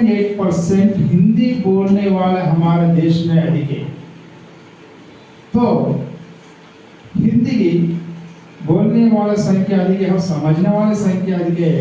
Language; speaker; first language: Hindi; non-native, local second language; Telugu